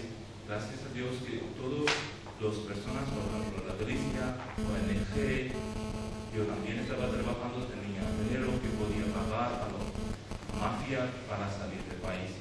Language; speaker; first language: Spanish; non-native, learner; Urdu